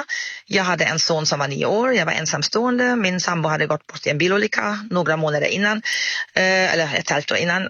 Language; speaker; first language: Swedish; non-native, fluent; German